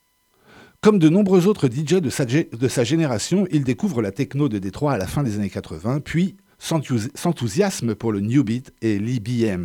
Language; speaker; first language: French; native; French